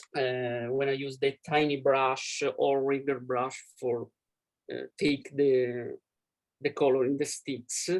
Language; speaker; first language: English; non-native, learner; Italian